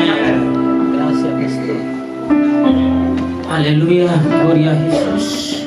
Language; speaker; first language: Spanish; non-native, fluent; Haitian Creole